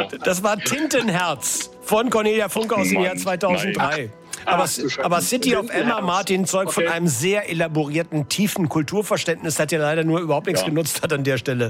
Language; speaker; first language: German; native; German